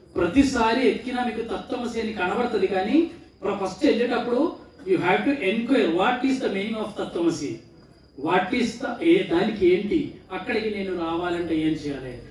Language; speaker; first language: Telugu; non-native, fluent; Malayalam